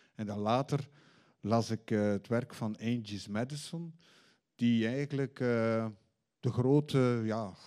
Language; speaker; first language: Dutch; native; Dutch